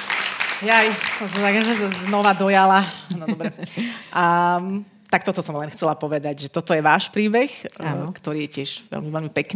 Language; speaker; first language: Slovak; native; Slovak